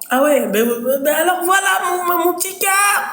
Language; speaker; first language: French; native; French